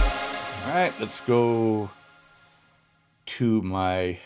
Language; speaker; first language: English; native; English